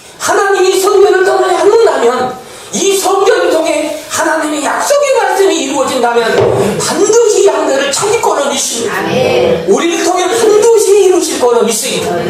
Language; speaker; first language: Korean; native; Korean